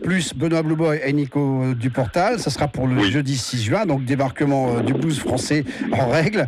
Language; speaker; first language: French; native; French